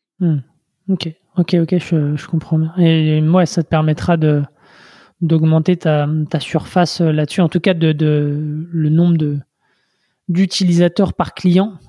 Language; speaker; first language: French; native; French